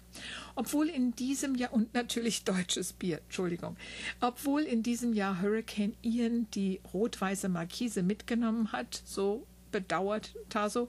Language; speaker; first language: German; native; German